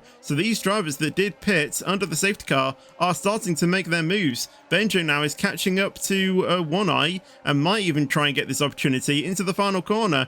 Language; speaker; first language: English; native; English